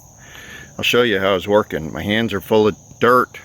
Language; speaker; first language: English; native; English